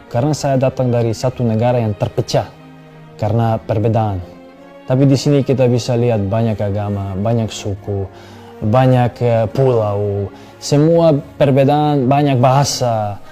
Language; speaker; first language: Indonesian; non-native, fluent; Serbian